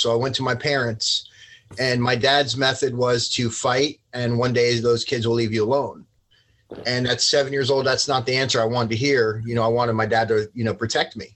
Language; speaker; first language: English; native; English